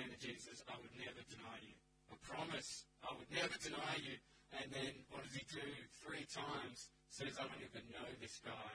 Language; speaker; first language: English; native; English